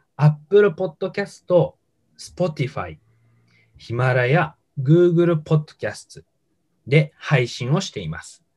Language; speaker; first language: Japanese; native; Japanese